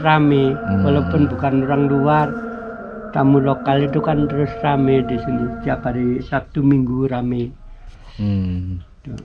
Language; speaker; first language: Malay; non-native, local second language; Javanese